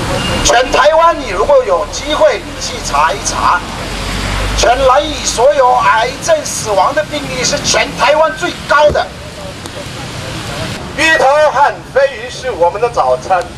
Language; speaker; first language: Chinese; non-native, local second language; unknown